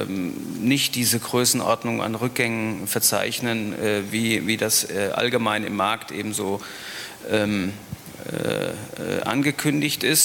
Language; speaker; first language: German; native; German